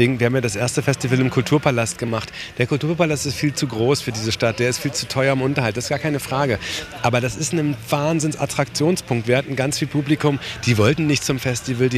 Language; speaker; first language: German; native; German